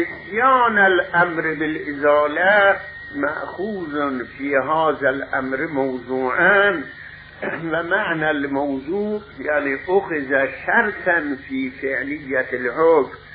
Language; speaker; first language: Arabic; non-native, fluent; Persian